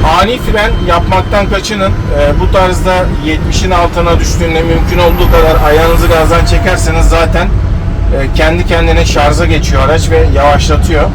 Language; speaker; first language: Turkish; native; Turkish